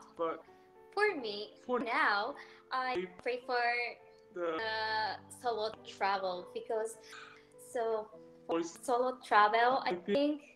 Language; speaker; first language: English; non-native, learner; Japanese